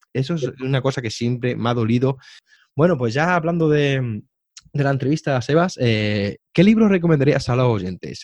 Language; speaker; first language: Spanish; native; Spanish